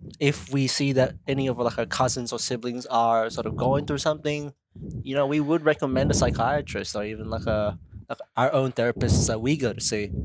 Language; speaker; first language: English; early bilingual, other home language; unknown